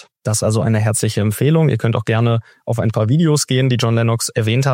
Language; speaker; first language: German; native; German